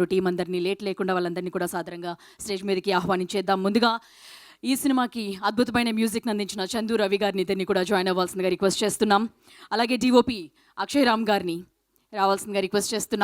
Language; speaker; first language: Telugu; native; Telugu